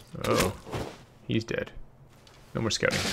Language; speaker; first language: English; native; English